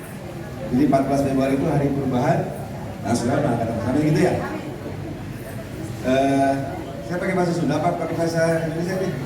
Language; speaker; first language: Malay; non-native, local second language; Sundanese